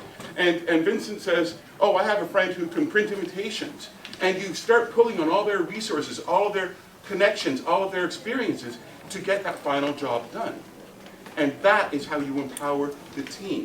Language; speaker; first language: English; native; English